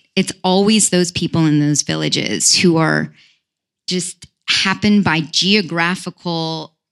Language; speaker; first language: English; native; English